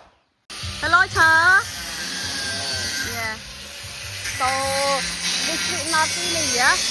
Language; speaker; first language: English; non-native, learner; Khmer